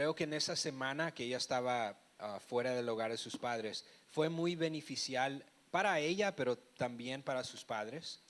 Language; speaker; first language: Spanish; early bilingual, heritage; Spanish